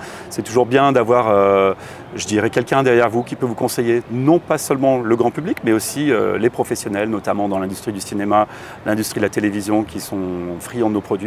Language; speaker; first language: French; native; French